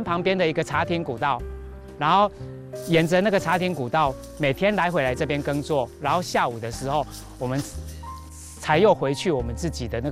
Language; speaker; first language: Chinese; native; Chinese